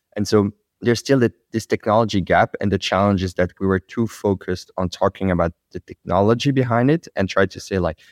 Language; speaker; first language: English; non-native, fluent; French